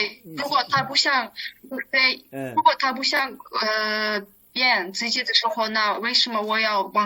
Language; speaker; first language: Chinese; non-native, learner; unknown